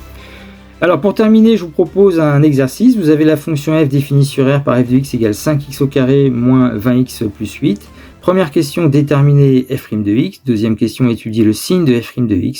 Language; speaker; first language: French; native; French